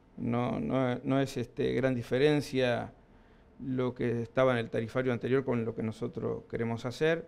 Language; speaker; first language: Spanish; native; Spanish